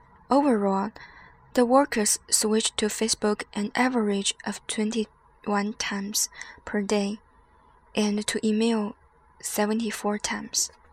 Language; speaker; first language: English; non-native, fluent; Chinese